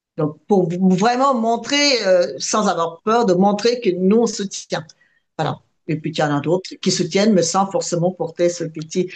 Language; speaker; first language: French; non-native, fluent; Russian